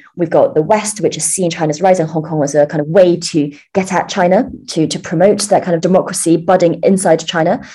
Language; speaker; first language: English; early bilingual, other home language; Chinese